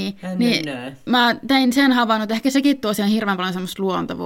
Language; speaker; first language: Finnish; native; Finnish